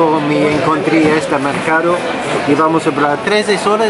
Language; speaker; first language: Spanish; non-native, learner; English